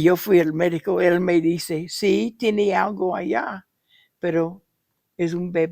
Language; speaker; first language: Spanish; non-native, fluent; English